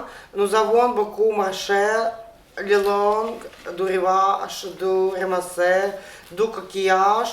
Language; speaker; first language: French; non-native, learner; Ukrainian